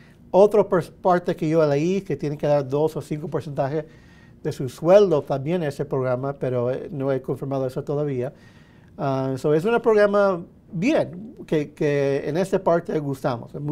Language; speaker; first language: Spanish; early bilingual, heritage; Spanish